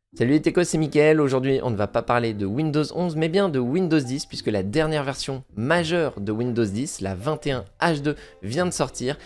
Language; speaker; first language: French; native; French